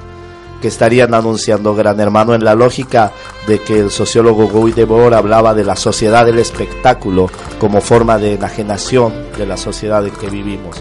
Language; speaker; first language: Spanish; native; Spanish